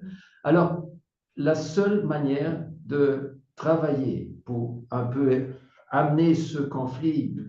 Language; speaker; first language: French; non-native, fluent; German